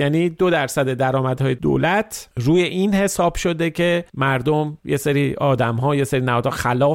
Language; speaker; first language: Persian; native; Persian